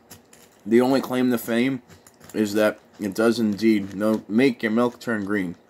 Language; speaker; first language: English; native; English